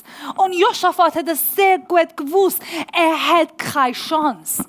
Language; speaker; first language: German; non-native, learner; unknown